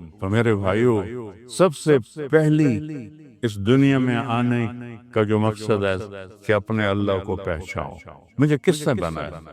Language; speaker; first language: Urdu; non-native, local second language; Punjabi